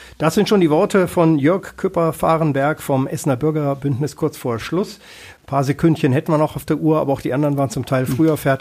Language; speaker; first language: German; native; German